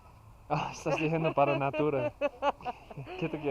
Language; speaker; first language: Spanish; non-native, learner; English